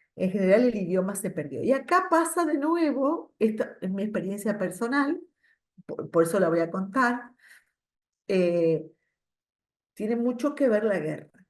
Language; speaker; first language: Spanish; non-native, local second language; German